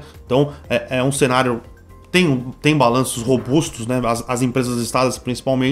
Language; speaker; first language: Portuguese; native; Portuguese